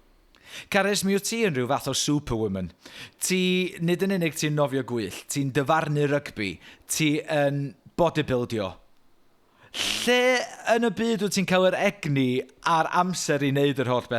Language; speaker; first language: Welsh; native; Welsh